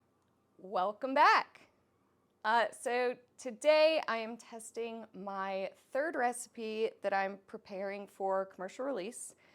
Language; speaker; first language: English; native; English